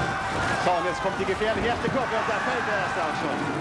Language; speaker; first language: German; native; German